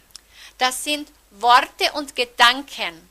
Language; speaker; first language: German; native; German